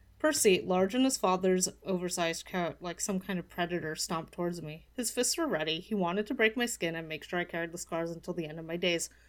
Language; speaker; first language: English; early bilingual, other home language; Polish